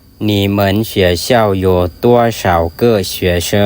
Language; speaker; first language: Chinese; non-native, fluent; Lao